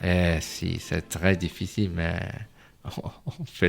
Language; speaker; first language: French; non-native, fluent; Italian